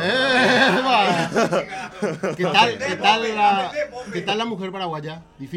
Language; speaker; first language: Spanish; native; Spanish